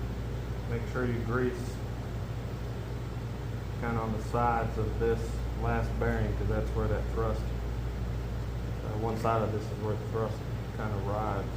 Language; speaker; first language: English; native; English